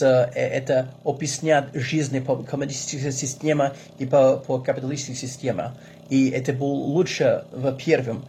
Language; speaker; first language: Russian; non-native, learner; English